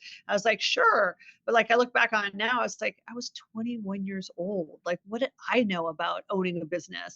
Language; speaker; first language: English; native; English